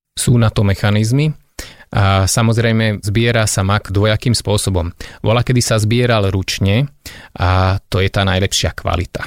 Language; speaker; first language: Slovak; non-native, local second language; Hungarian